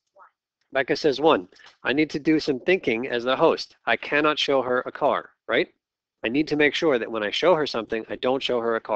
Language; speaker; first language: English; native; English